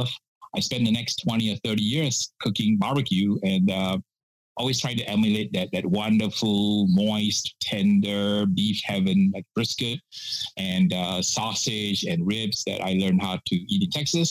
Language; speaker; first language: English; non-native, local second language; Min Nan Chinese